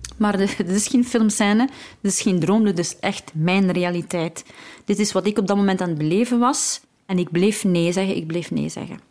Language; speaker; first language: Dutch; early bilingual, other home language; Arabic